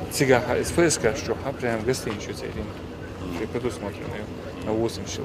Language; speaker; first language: Russian; non-native, local second language; Chechen